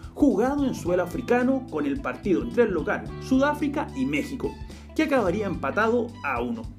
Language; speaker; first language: Spanish; native; Spanish